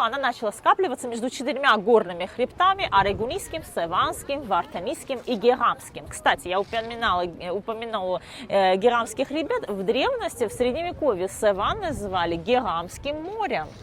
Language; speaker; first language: Russian; native; Russian